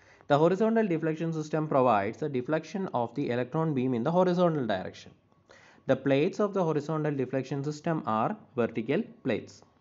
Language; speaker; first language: English; non-native, local second language; Malayalam